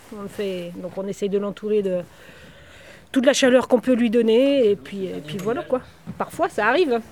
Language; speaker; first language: French; native; French